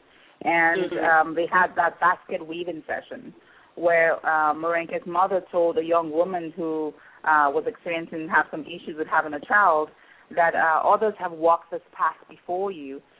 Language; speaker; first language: English; non-native, local second language; Yoruba